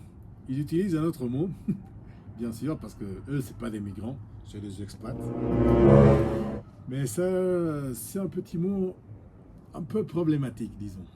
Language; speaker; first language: French; non-native, fluent; Spanish